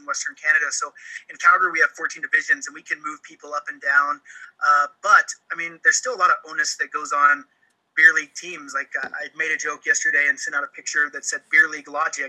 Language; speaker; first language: English; native; English